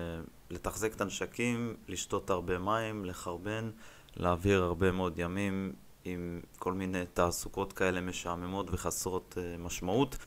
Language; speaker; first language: Hebrew; native; Hebrew